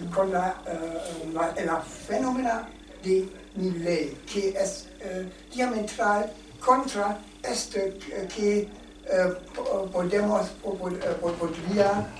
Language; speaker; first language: Spanish; non-native, learner; German